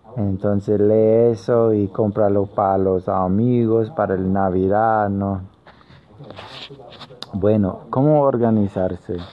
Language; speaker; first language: Spanish; native; Spanish